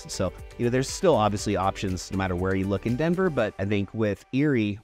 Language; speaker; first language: English; native; English